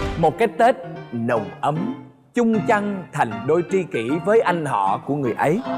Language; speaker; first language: Vietnamese; native; Vietnamese